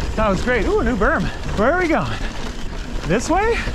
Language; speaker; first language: English; native; English